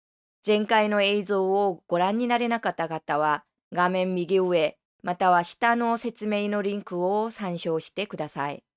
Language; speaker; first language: Japanese; non-native, fluent; Korean